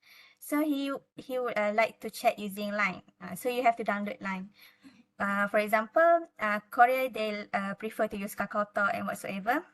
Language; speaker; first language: English; non-native, local second language; Malay